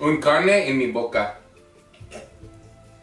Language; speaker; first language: Spanish; non-native, learner; English